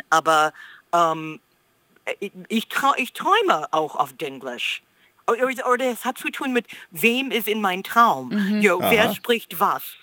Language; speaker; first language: German; non-native, fluent; English